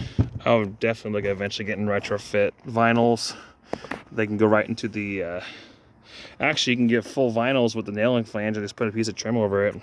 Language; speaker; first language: English; native; English